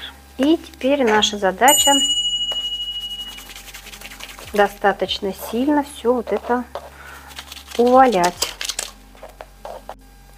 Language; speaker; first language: Russian; native; Russian